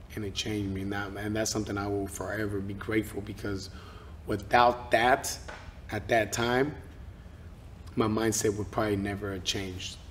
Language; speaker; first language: English; early bilingual, other home language; Spanish